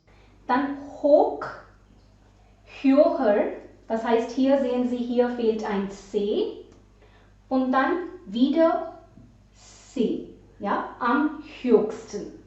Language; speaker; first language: German; non-native, fluent; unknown